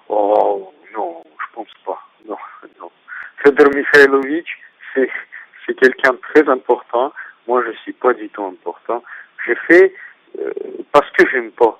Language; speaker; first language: French; non-native, fluent; Russian